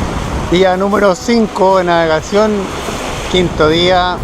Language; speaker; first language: Spanish; native; Spanish